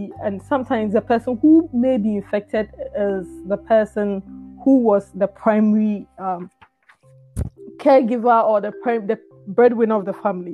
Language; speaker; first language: English; non-native, local second language; Akan